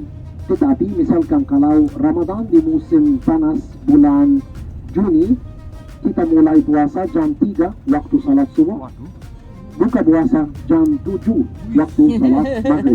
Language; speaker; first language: Indonesian; non-native, fluent; Arabic